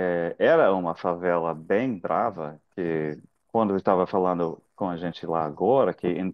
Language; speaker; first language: Portuguese; non-native, fluent; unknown